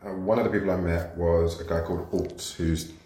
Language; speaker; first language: English; native; English